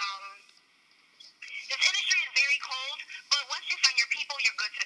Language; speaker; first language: English; native; English